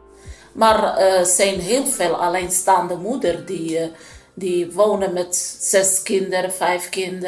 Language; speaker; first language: Dutch; non-native, learner; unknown